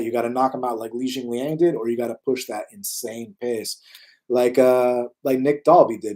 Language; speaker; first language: English; native; English